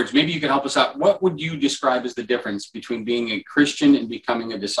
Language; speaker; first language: English; native; English